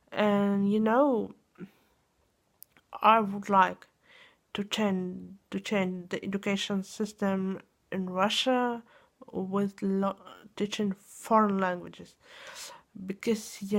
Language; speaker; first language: English; non-native, learner; Russian